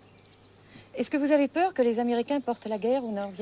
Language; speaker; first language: French; native; French